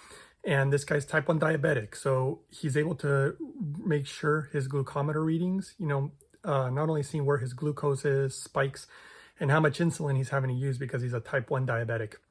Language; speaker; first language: English; native; English